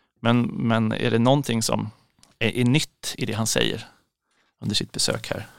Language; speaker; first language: Swedish; native; Swedish